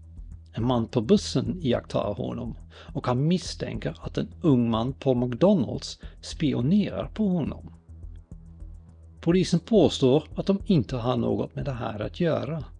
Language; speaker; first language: Swedish; native; Swedish